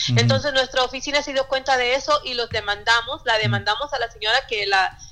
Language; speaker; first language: Spanish; early bilingual, heritage; Spanish